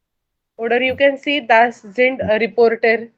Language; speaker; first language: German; non-native, fluent; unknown